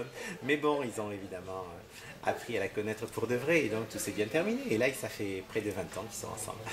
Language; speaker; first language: French; native; French